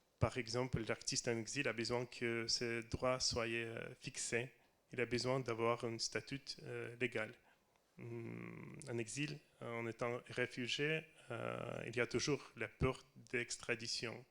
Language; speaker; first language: French; non-native, learner; Russian